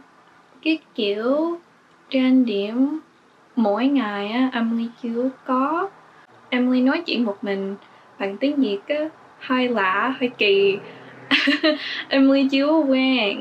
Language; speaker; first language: Vietnamese; early bilingual, heritage; English